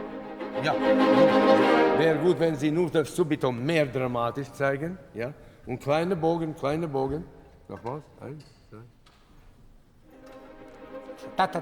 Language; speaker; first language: German; non-native, fluent; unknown